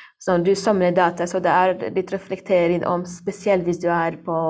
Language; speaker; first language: Norwegian; non-native, learner; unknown